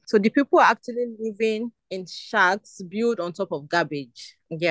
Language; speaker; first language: English; non-native, local second language; Igbo